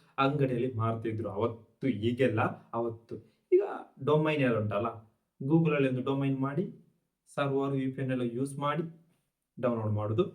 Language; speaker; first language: Kannada; non-native, local second language; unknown